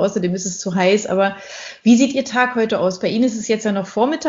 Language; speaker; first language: German; native; German